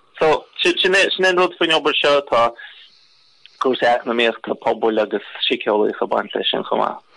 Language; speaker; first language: Irish; non-native, fluent; Russian